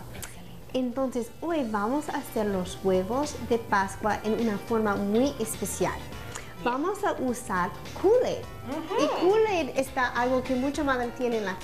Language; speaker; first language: Spanish; non-native, learner; English